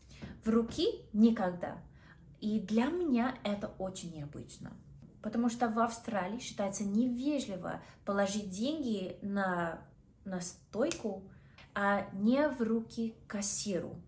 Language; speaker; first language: Russian; non-native, fluent; English